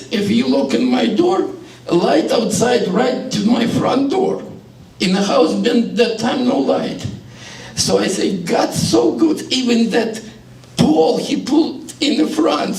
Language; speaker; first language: English; non-native, learner; Estonian